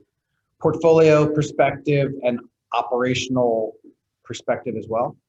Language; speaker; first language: English; native; English